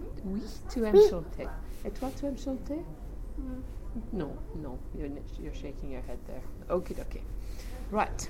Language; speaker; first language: English; native; English